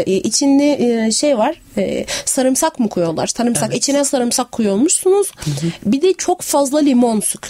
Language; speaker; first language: Turkish; non-native, fluent; Arabic